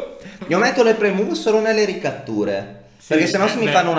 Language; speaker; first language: Italian; native; Italian